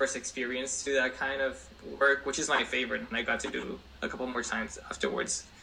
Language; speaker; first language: English; non-native, fluent; Spanish